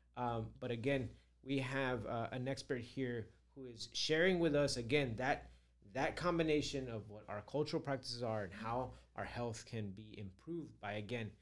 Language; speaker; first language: English; early bilingual, other home language; Spanish